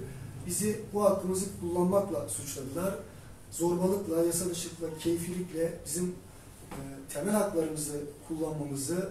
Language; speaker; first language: Turkish; native; Turkish